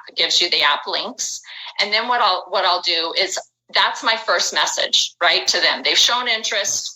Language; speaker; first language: English; native; English